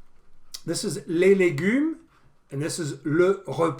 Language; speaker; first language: French; non-native, fluent; English